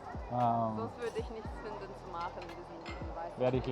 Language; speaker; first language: German; non-native, learner; Azerbaijani